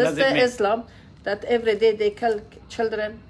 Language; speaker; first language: English; non-native, learner; Persian